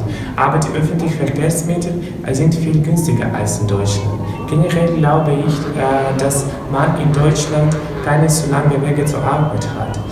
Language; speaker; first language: German; non-native, learner; Russian